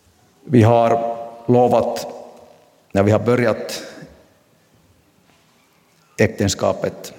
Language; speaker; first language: Swedish; non-native, local second language; Finnish